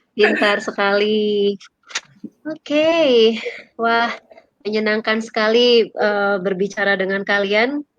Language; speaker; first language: Indonesian; native; Indonesian